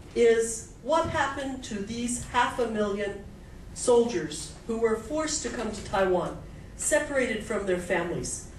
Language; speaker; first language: English; native; English